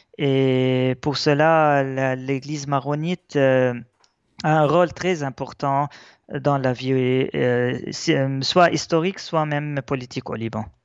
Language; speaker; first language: French; non-native, local second language; Arabic